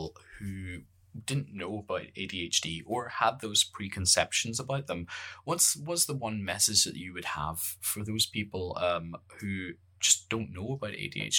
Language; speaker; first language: English; native; English